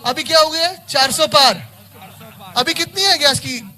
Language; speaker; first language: Hindi; non-native, local second language; Marathi